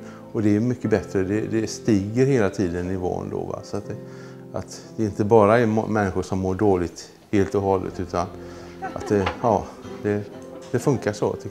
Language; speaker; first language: Swedish; native; Swedish